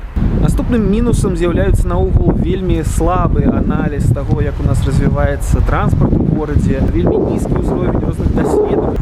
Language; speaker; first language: Belarusian; non-native, local second language; Russian